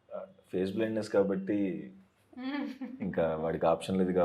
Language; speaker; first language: Telugu; native; Telugu